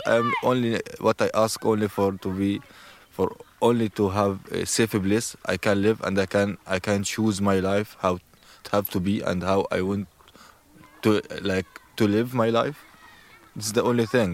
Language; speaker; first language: English; non-native, learner; Arabic